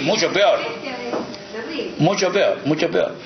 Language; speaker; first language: Spanish; native; Spanish